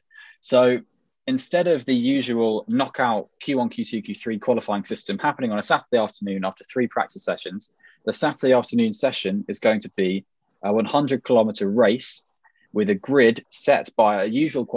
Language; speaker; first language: English; native; English